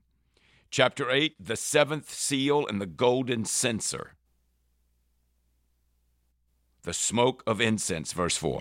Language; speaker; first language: English; native; English